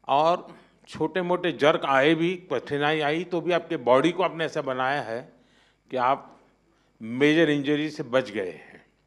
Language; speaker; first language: Hindi; non-native, local second language; Gujarati